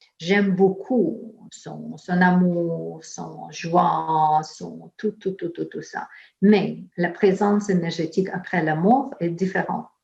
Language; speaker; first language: French; non-native, fluent; Ukrainian